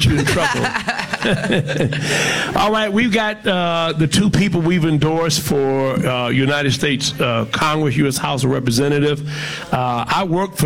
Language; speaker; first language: English; native; English